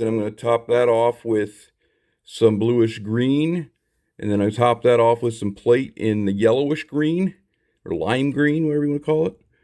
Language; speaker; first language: English; native; English